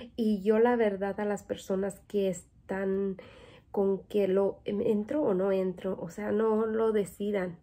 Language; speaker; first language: Spanish; native; Spanish